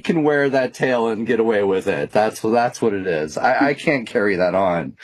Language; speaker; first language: English; native; English